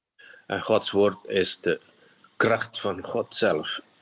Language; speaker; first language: Dutch; non-native, fluent; Indonesian